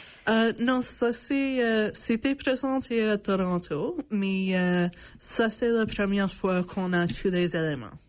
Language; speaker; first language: French; non-native, local second language; English